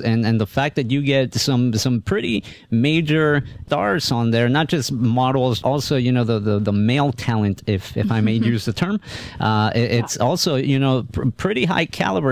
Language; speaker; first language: English; native; English